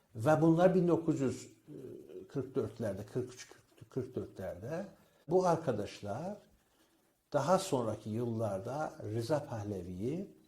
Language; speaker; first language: Turkish; non-native, fluent; Persian